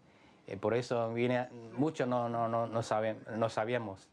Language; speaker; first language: Spanish; non-native, learner; Chinese